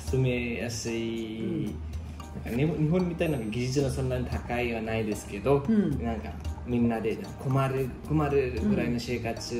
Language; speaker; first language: Japanese; non-native, fluent; Nepali